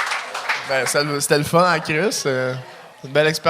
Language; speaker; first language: French; native; French